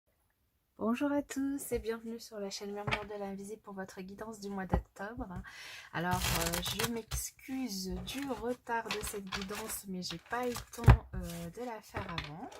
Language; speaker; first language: French; native; French